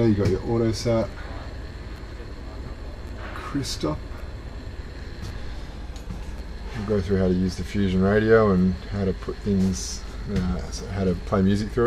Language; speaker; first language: English; native; English